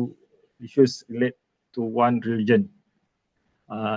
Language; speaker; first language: English; non-native, local second language; Malay